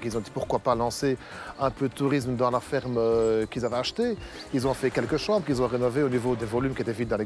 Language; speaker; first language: French; native; French